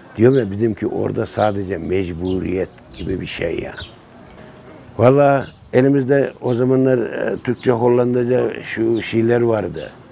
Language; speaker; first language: Turkish; native; Turkish